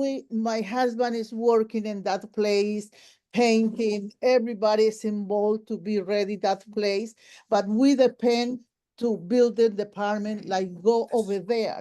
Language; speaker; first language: English; non-native, local second language; Spanish